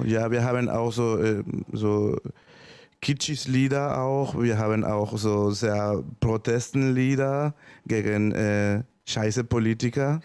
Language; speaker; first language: German; non-native, learner; Spanish